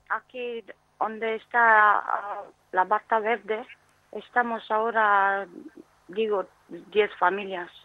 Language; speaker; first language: Spanish; non-native, learner; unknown